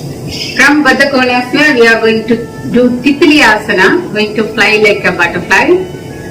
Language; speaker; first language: English; non-native, local second language; Tamil